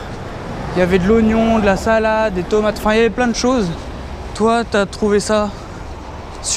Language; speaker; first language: French; native; French